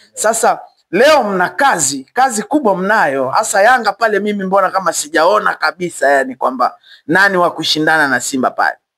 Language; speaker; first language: Swahili; native; Swahili